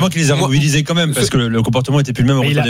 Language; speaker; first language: French; native; French